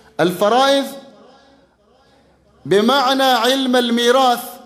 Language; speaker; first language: Arabic; non-native, fluent; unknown